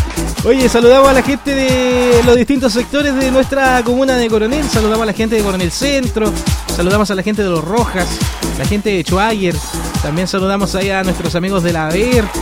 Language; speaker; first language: Spanish; native; Spanish